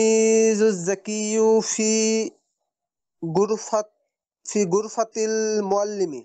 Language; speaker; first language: Arabic; non-native, learner; Bangla